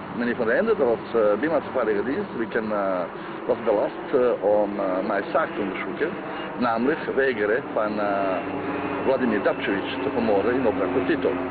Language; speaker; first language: Dutch; non-native, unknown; Croatian